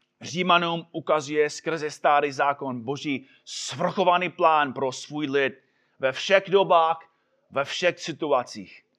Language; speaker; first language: Czech; non-native, fluent; English